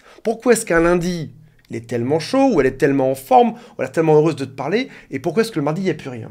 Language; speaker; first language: French; native; French